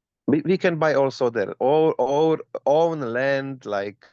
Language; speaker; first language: English; non-native, learner; Slovak